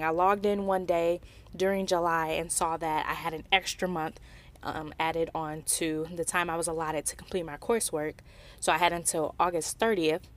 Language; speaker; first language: English; native; English